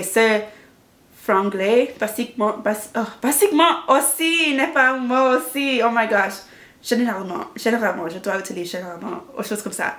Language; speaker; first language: French; non-native, learner; English